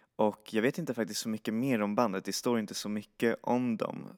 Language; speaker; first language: Swedish; native; Swedish